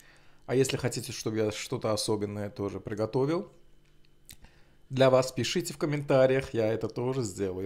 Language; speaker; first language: Russian; non-native, local second language; Azerbaijani